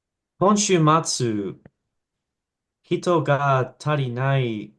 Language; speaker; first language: Japanese; non-native, learner; English